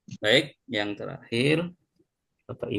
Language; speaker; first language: Indonesian; native; Indonesian